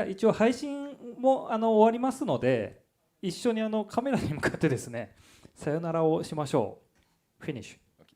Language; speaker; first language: Japanese; native; Japanese